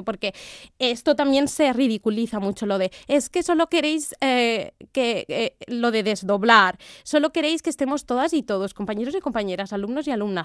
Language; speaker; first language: Spanish; native; Spanish